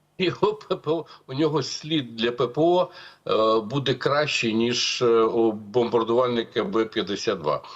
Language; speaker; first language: Ukrainian; non-native, local second language; Russian